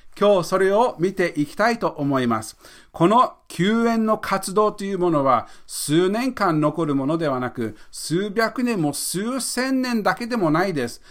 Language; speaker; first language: Japanese; non-native, fluent; English